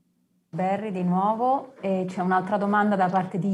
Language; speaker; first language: Italian; native; Italian